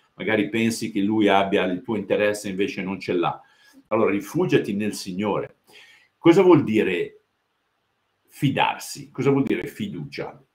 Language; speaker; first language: Italian; early bilingual, heritage; Italian